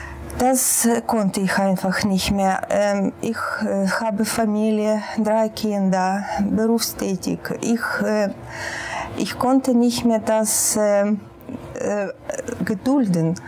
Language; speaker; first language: German; non-native, fluent; Russian